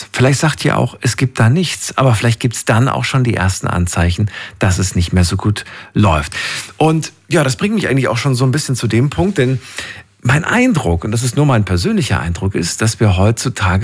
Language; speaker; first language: German; native; German